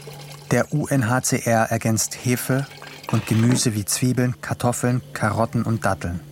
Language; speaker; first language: German; native; German